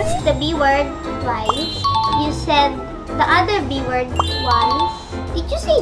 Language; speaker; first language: English; non-native, local second language; Filipino